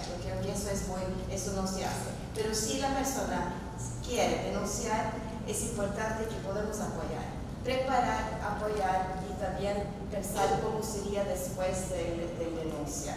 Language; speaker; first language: Spanish; non-native, fluent; Norwegian